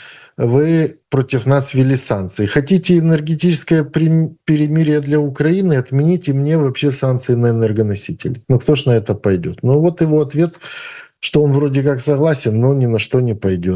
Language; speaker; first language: Russian; native; Russian